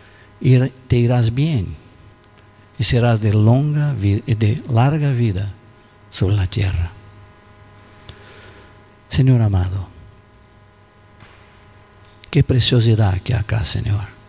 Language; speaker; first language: Spanish; non-native, learner; Portuguese